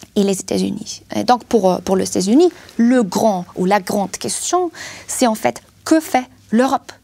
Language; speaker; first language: French; non-native, fluent; German